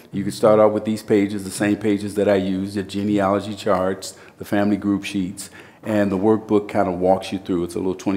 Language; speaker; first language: English; native; English